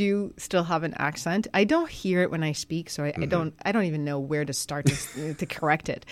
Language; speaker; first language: English; non-native, fluent; French